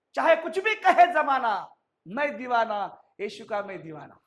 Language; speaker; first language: Hindi; non-native, local second language; Marathi